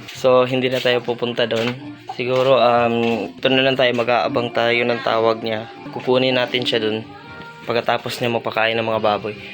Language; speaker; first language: Filipino; non-native, local second language; Cebuano